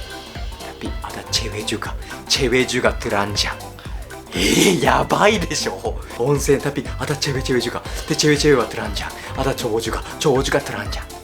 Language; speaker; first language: Indonesian; non-native, learner; Japanese